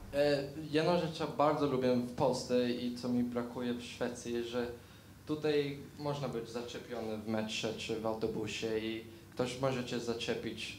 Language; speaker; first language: Polish; early bilingual, heritage; Polish